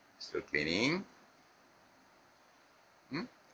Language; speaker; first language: English; non-native, local second language; Filipino